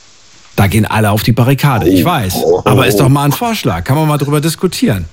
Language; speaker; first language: German; native; German